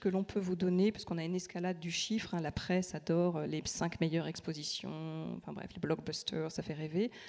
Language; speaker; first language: French; native; French